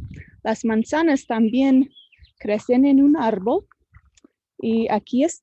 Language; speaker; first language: Spanish; non-native, fluent; English